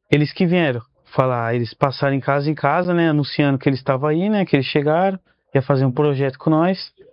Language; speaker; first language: Portuguese; native; Portuguese